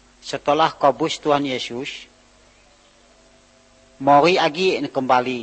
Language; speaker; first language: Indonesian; non-native, local second language; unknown